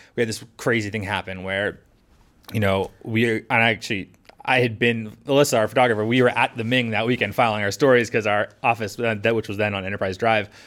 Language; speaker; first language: English; native; English